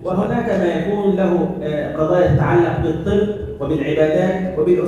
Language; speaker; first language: Arabic; native; Arabic